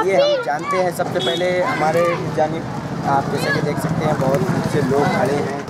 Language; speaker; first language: Hindi; native; Hindi